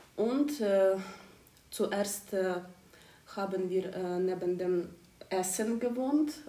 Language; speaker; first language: German; non-native, learner; Ukrainian